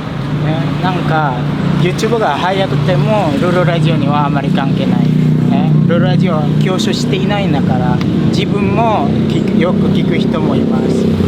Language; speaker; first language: Japanese; non-native, fluent; Indonesian